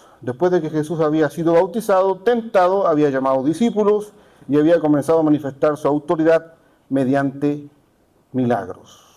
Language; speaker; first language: Spanish; native; Spanish